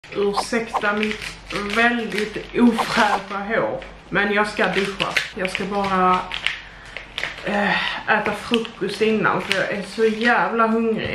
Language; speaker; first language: Swedish; native; Swedish